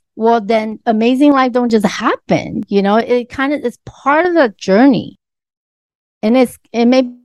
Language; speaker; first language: English; early bilingual, other home language; Chinese